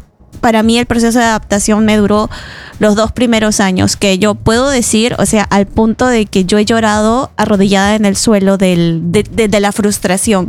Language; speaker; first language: Spanish; native; Spanish